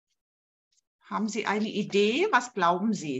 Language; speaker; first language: German; native; German